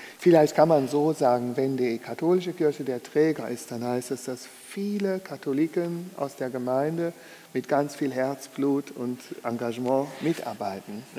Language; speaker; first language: German; native; German